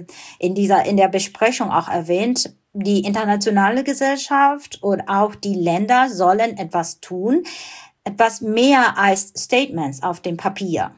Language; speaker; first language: German; non-native, fluent; Burmese